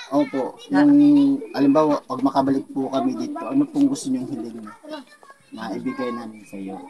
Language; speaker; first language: Filipino; non-native, local second language; Waray